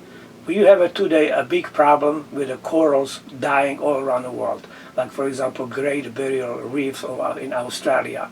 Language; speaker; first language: English; non-native, fluent; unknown